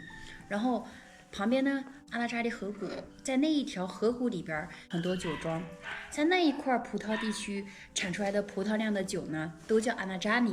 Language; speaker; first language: Chinese; native; Chinese